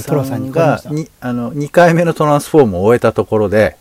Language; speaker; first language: Japanese; native; Japanese